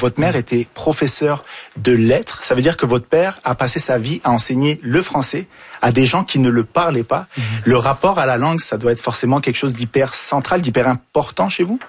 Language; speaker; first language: French; early bilingual, other home language; Arabic